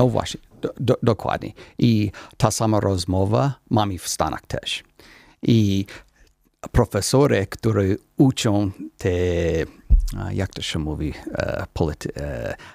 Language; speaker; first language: Polish; non-native, learner; English